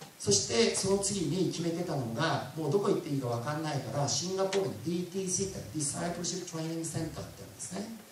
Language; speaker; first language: Japanese; native; Japanese